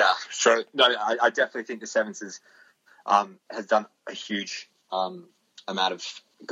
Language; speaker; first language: English; native; English